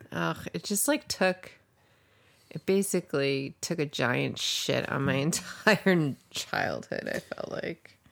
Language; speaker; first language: English; native; English